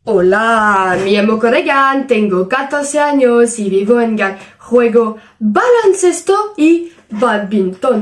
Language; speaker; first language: Spanish; non-native, learner; French